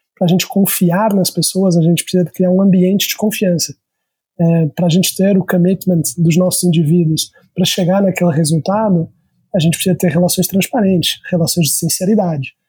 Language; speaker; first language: Portuguese; native; Portuguese